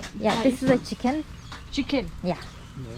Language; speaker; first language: English; non-native, learner; Turkish